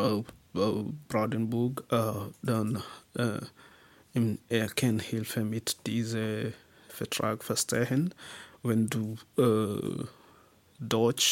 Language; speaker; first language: German; non-native, learner; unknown